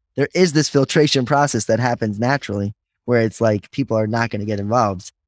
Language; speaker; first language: English; native; English